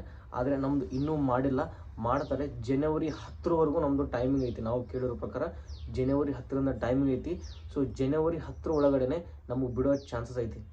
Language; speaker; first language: Kannada; native; Kannada